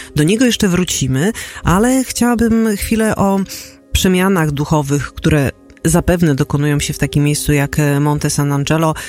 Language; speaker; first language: Polish; native; Polish